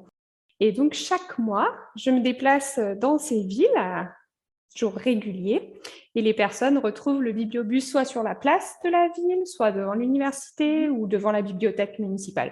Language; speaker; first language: French; native; French